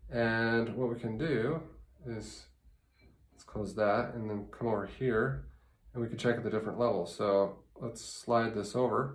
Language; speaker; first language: English; native; English